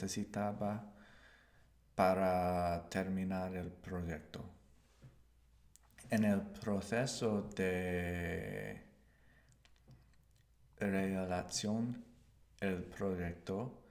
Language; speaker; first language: Spanish; non-native, learner; English